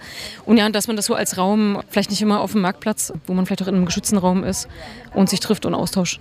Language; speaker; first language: German; native; German